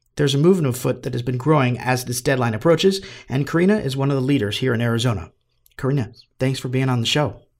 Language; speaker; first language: English; native; English